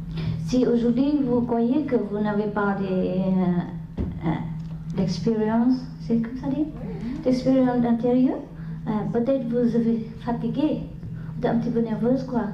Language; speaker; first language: French; non-native, learner; Vietnamese